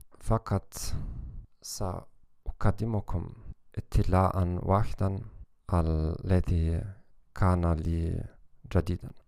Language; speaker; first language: Arabic; non-native, learner; German